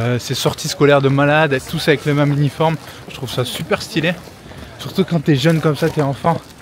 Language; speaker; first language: French; native; French